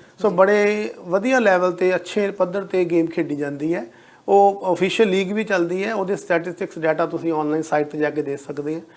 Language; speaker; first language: Punjabi; native; Punjabi